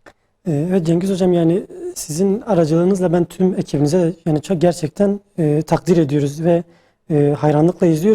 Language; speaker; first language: Turkish; native; Turkish